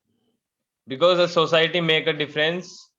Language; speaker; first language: English; non-native, learner; Hindi